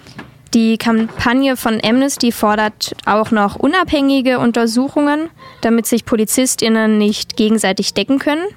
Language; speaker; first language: German; native; German